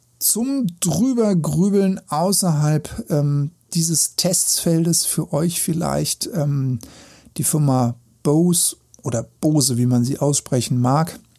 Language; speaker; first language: German; native; German